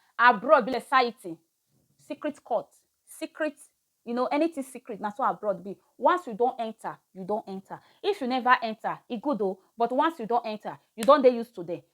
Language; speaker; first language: Nigerian Pidgin; native; Nigerian Pidgin